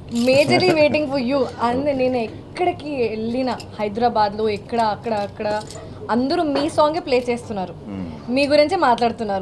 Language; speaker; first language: Telugu; non-native, fluent; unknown